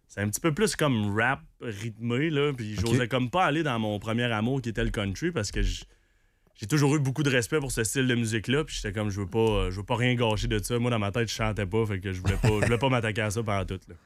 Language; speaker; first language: French; native; French